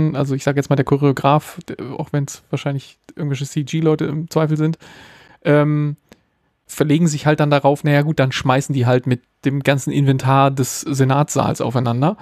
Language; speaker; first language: German; native; German